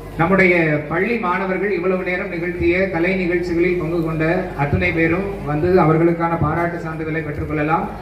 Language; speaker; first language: Tamil; native; Tamil